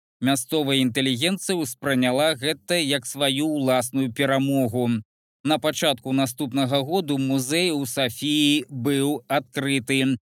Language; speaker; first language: Belarusian; native; Belarusian